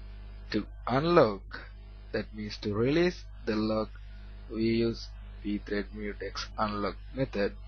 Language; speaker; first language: English; non-native, learner; Sinhala